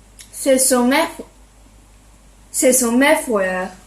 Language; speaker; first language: French; non-native, learner; Chinese